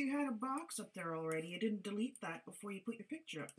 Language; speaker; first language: English; native; English